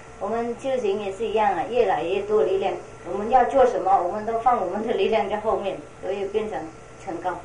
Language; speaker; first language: Chinese; non-native, fluent; Vietnamese